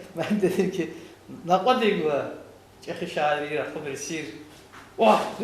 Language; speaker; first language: Azerbaijani; non-native, local second language; Lezghian